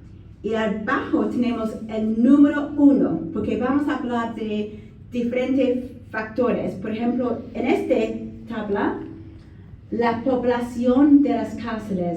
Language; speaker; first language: Spanish; non-native, learner; English